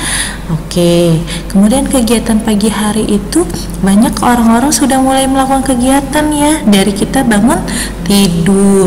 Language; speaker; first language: Indonesian; native; Indonesian